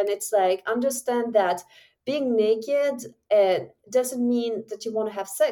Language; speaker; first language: English; non-native, fluent; French